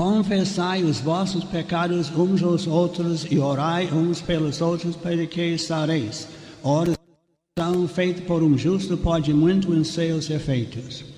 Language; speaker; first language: Portuguese; non-native, fluent; English